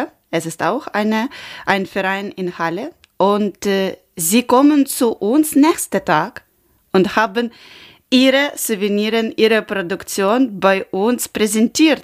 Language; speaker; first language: German; non-native, learner; Ukrainian